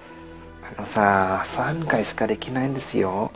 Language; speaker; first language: Japanese; non-native, learner; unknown